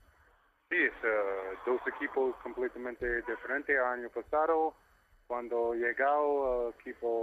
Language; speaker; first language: Spanish; non-native, learner; English